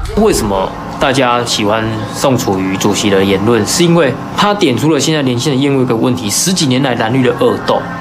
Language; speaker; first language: Chinese; native; Chinese